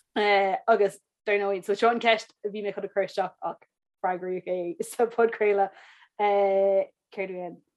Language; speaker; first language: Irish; native; Irish